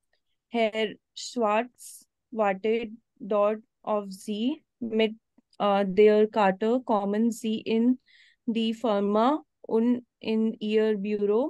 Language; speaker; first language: German; non-native, learner; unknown